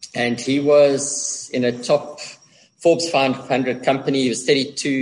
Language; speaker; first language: English; native; English